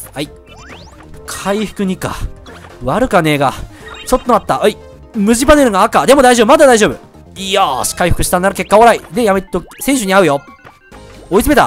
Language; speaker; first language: Japanese; native; Japanese